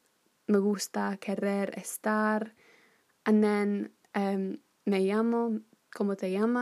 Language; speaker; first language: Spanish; non-native, fluent; English